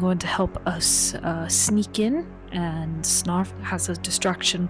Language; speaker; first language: English; native; English